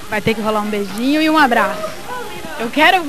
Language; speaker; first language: Portuguese; native; Portuguese